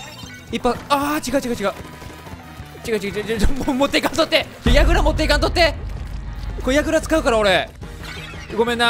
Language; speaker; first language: Japanese; native; Japanese